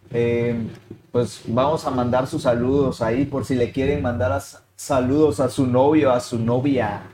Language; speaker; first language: Spanish; native; Spanish